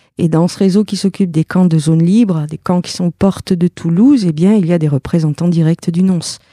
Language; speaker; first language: French; native; French